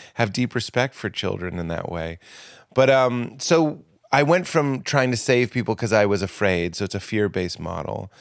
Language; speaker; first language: English; native; English